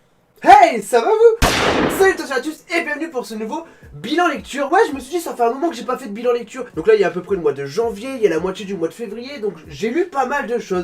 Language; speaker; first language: French; native; French